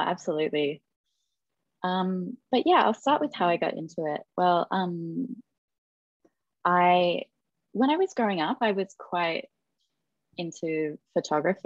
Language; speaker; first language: English; native; English